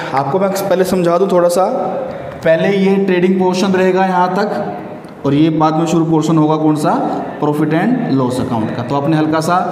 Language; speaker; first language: Hindi; native; Hindi